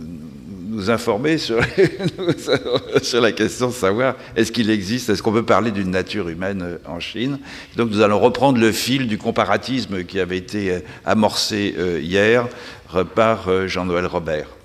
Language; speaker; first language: French; native; French